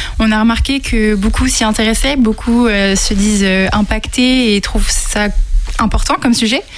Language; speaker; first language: French; native; French